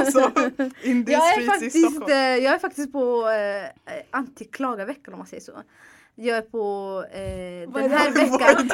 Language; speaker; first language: Swedish; non-native, fluent; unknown